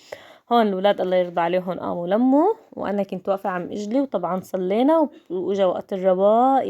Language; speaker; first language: Arabic; native; Arabic